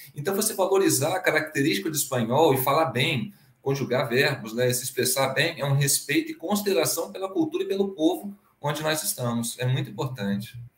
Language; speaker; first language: Portuguese; native; Portuguese